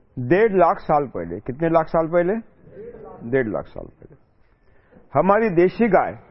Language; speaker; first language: Hindi; non-native, local second language; Marathi